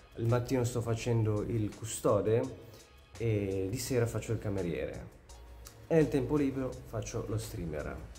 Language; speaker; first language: Italian; early bilingual, other home language; Filipino